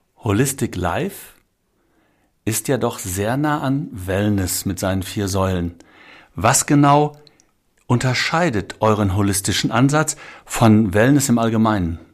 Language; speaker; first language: German; native; German